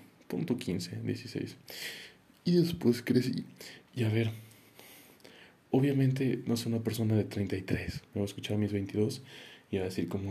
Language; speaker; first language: Spanish; native; Spanish